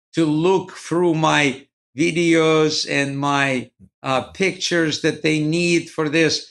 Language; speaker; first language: English; non-native, fluent; Ukrainian